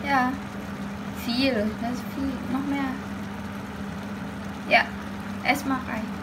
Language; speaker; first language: German; non-native, learner; Indonesian